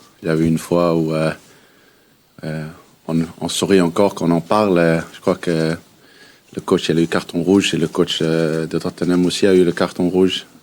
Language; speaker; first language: French; early bilingual, heritage; French